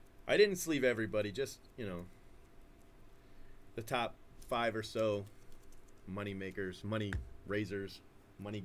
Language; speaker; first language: English; native; English